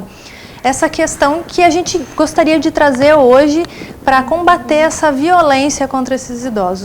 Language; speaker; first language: Portuguese; native; Portuguese